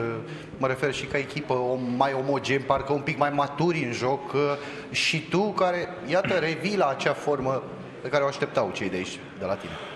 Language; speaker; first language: Romanian; native; Romanian